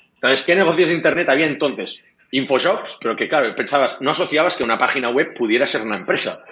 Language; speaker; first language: Spanish; non-native, local second language; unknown